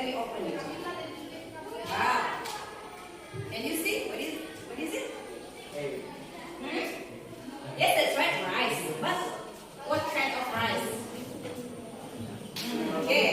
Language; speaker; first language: English; non-native, learner; Indonesian